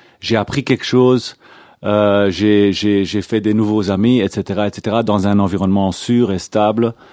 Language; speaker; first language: French; non-native, local second language; Hebrew